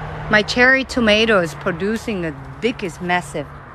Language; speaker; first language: English; non-native, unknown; Vietnamese